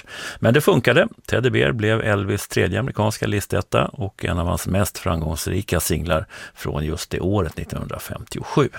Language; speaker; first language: Swedish; native; Swedish